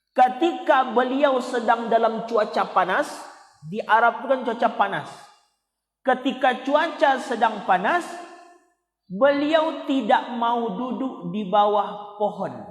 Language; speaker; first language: Malay; non-native, local second language; Minangkabau